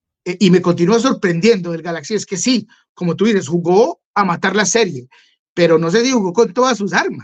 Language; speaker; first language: Spanish; native; Spanish